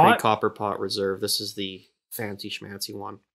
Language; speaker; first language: English; native; English